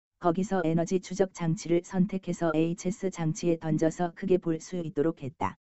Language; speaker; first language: Korean; native; Korean